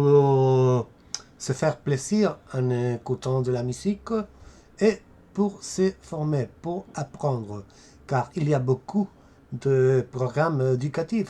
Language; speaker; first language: French; non-native, fluent; Spanish